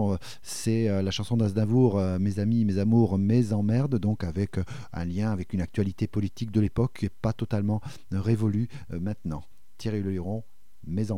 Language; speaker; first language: French; native; French